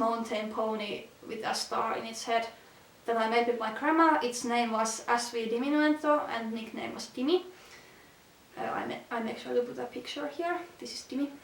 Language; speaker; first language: English; non-native, fluent; Finnish